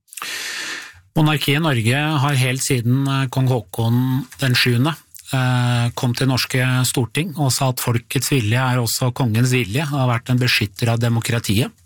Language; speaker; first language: Norwegian; native; Norwegian